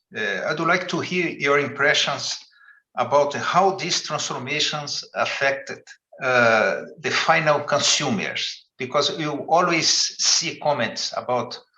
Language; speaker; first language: English; non-native, fluent; Portuguese